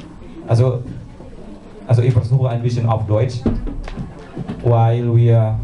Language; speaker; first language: German; non-native, learner; Indonesian